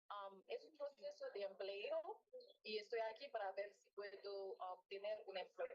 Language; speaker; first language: Spanish; non-native, learner; Haitian Creole